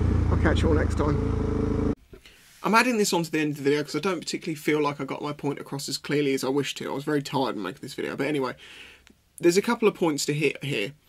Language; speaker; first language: English; native; English